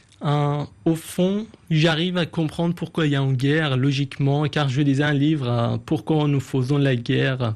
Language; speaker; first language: French; non-native, fluent; Persian